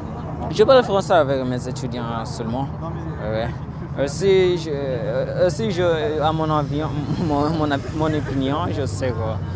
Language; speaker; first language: French; non-native, learner; Swahili